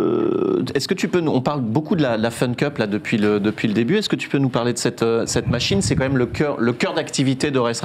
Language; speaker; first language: French; native; French